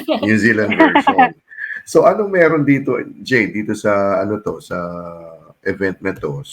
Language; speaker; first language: Filipino; native; Filipino